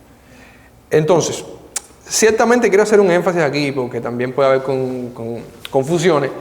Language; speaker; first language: Spanish; native; Spanish